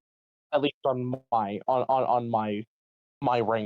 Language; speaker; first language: English; native; English